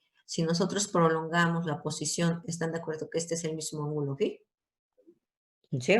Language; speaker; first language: Spanish; native; Spanish